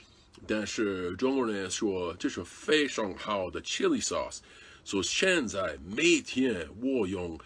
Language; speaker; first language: Chinese; non-native, learner; English